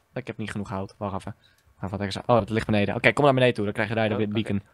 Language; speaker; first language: Dutch; native; Dutch